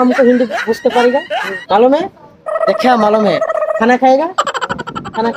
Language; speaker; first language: Hindi; non-native, learner; Bangla